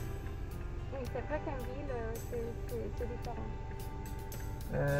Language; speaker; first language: French; non-native, fluent; Spanish